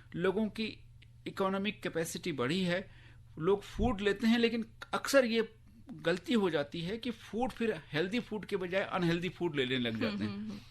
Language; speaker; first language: Hindi; native; Hindi